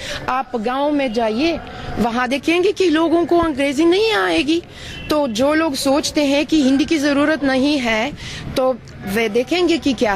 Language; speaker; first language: Hindi; non-native, fluent; Bulgarian